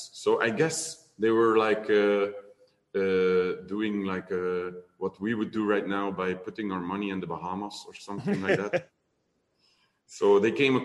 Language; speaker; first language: English; non-native, fluent; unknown